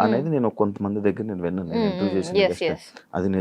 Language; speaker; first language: Telugu; native; Telugu